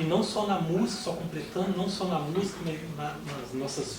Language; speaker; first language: Portuguese; native; Portuguese